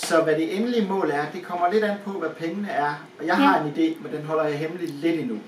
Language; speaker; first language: Danish; native; Danish